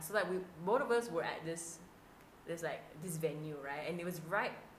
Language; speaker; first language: English; non-native, local second language; Chinese